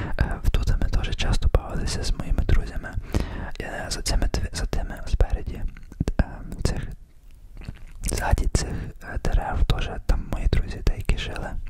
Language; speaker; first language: Ukrainian; early bilingual, heritage; Ukrainian